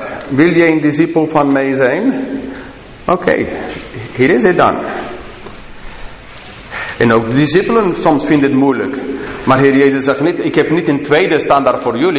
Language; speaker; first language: Dutch; non-native, fluent; English